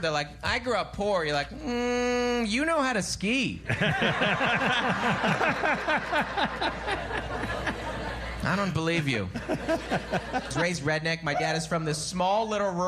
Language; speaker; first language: English; native; English